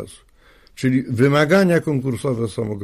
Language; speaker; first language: Polish; native; Polish